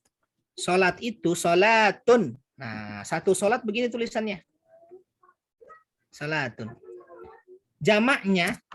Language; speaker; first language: Indonesian; native; Indonesian